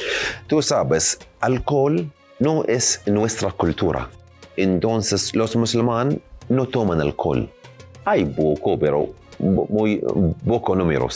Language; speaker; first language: Spanish; non-native, learner; Arabic